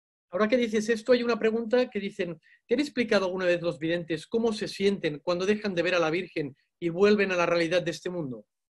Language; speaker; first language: Spanish; native; Spanish